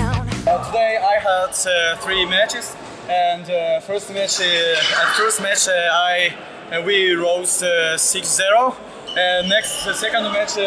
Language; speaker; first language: English; non-native, learner; Polish